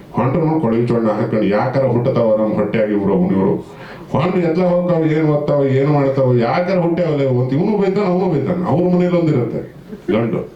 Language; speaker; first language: Kannada; native; Kannada